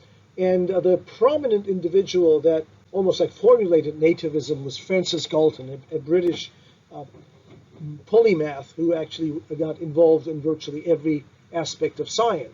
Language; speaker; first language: English; non-native, fluent; Turkish